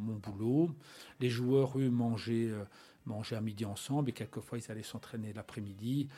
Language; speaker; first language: French; native; French